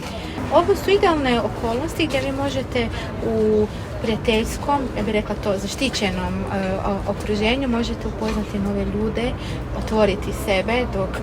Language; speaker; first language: Croatian; native; Croatian